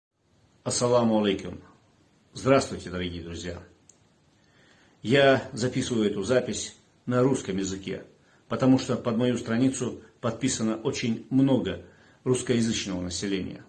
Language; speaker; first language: Russian; non-native, local second language; Chechen